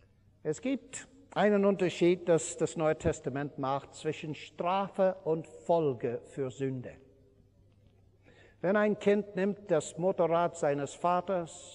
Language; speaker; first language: German; non-native, fluent; English